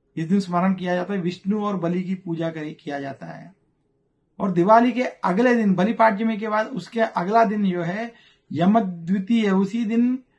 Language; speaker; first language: Hindi; non-native, local second language; Telugu